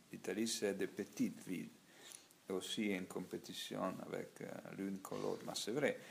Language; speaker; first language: French; non-native, learner; Italian